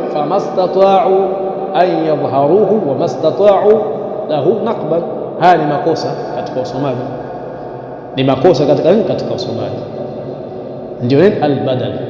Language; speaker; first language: Swahili; native; Swahili